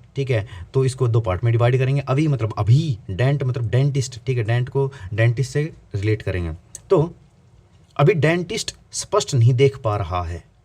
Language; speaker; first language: Hindi; native; Hindi